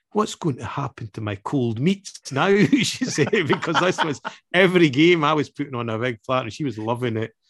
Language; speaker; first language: English; native; English